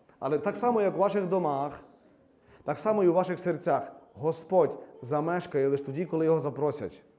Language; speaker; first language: Ukrainian; native; Ukrainian